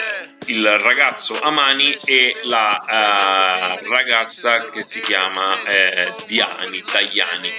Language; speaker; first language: Italian; native; Italian